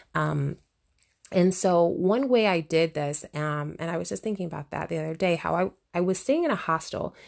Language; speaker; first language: English; native; English